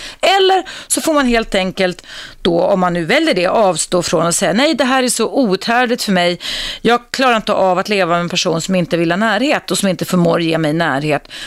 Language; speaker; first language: Swedish; native; Swedish